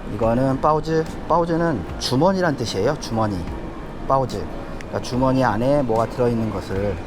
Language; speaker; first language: Korean; native; Korean